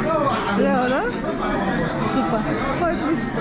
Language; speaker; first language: German; early bilingual, other home language; Arabic